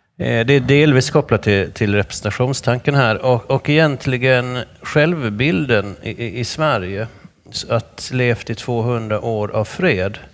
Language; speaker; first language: Swedish; native; Swedish